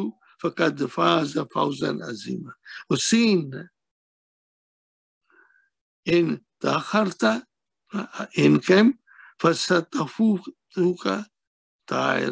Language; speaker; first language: Arabic; non-native, fluent; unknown